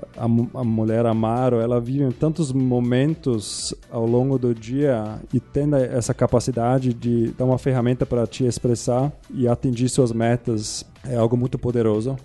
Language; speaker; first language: Portuguese; non-native, fluent; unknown